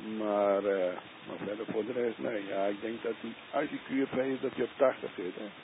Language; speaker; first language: Dutch; non-native, local second language; Western Frisian